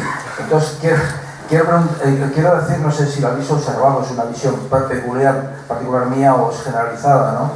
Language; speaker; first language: Spanish; native; Spanish